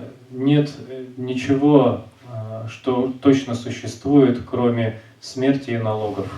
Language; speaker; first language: Russian; native; Russian